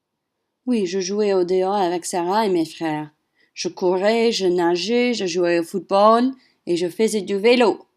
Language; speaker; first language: French; non-native, learner; English